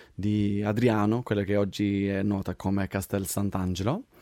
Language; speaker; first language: Italian; non-native, fluent; Swedish